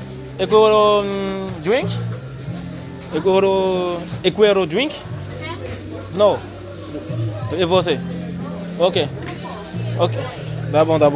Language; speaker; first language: Portuguese; non-native, learner; French